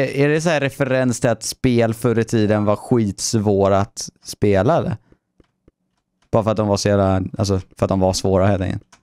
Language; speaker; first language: Swedish; native; Swedish